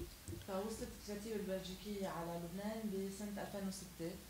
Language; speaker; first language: Arabic; native; Arabic